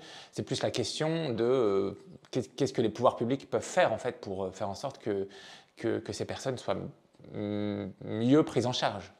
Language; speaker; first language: French; native; French